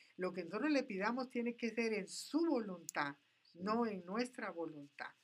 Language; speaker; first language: Spanish; native; Spanish